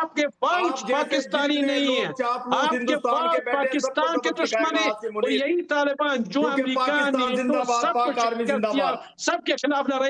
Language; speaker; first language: Hindi; non-native, learner; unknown